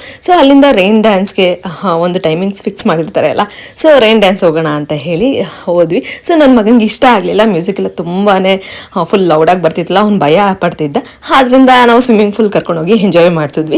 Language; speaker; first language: Kannada; native; Kannada